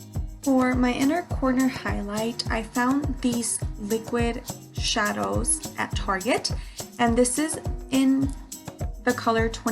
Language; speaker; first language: English; native; English